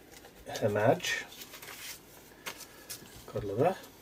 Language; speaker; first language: English; native; English